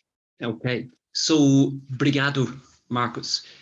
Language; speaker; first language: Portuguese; non-native, fluent; English